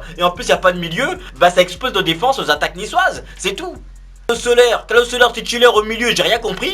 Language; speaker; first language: French; native; French